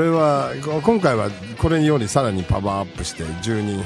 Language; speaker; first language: Japanese; native; Japanese